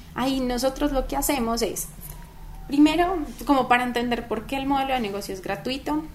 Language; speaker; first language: Spanish; native; Spanish